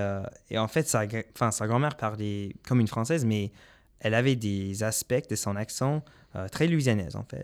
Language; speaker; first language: French; non-native, local second language; English